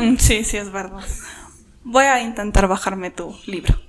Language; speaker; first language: Spanish; native; Spanish